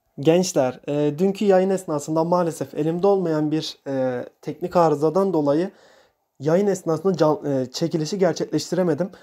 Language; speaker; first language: Turkish; native; Turkish